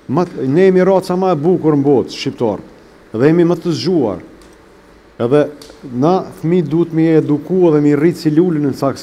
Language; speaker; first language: Albanian; native; Albanian